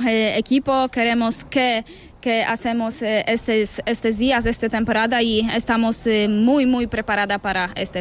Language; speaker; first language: Spanish; non-native, learner; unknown